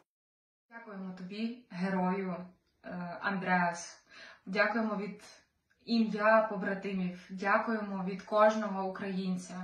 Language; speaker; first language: Ukrainian; native; Ukrainian